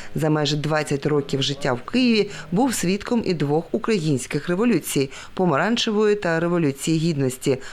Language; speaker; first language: Ukrainian; native; Ukrainian